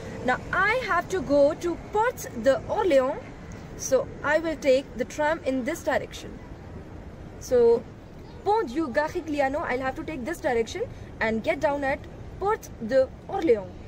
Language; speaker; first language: English; non-native, local second language; Hindi